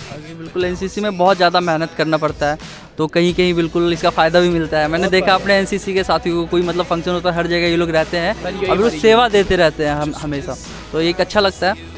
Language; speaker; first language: Hindi; native; Hindi